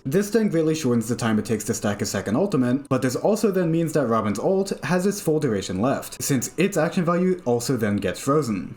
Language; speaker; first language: English; native; English